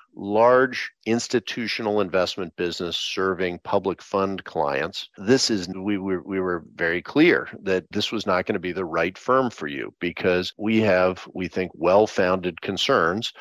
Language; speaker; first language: English; native; English